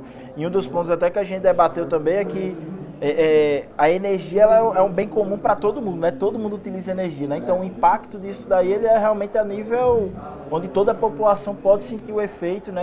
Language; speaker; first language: Portuguese; native; Portuguese